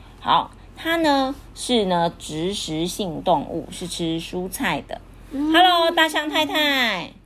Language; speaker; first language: Chinese; native; Chinese